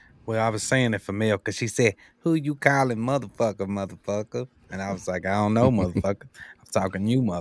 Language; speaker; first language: English; native; English